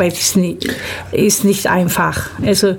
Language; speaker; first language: German; early bilingual, other home language; Turkish